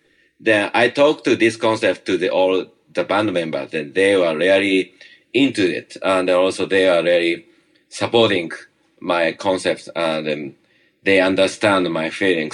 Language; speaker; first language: English; non-native, learner; Japanese